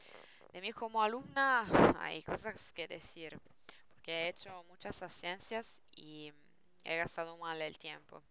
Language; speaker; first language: Spanish; non-native, learner; Italian